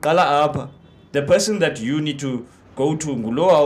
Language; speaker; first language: English; non-native, local second language; Xhosa